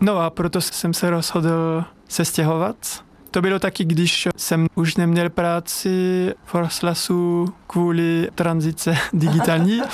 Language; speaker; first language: Czech; non-native, learner; French